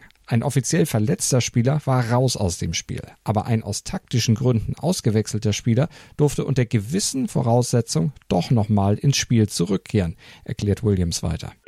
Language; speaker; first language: German; native; German